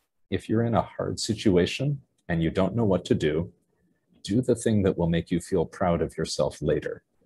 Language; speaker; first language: English; native; English